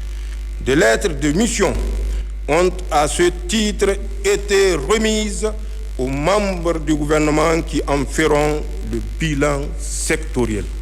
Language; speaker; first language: French; non-native, local second language; Hausa